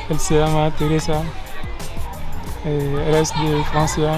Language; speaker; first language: Spanish; non-native, learner; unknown